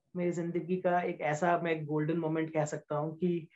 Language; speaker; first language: Hindi; native; Hindi